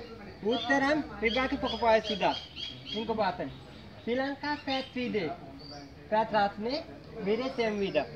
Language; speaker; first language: Russian; non-native, learner; Sinhala